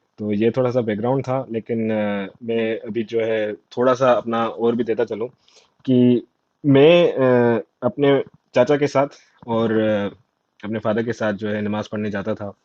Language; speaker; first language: Urdu; non-native, local second language; Sindhi